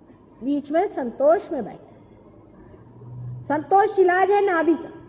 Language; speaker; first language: Hindi; non-native, local second language; Marathi